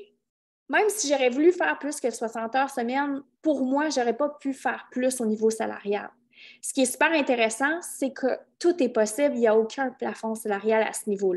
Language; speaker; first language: French; native; French